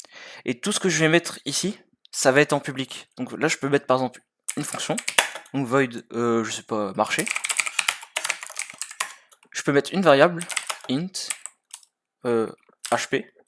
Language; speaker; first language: French; native; French